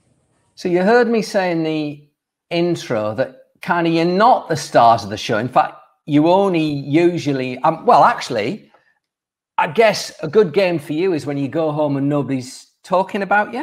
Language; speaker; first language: English; native; English